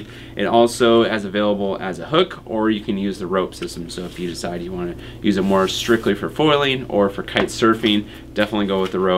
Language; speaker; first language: English; native; English